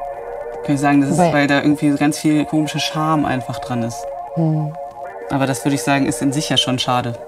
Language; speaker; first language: German; native; German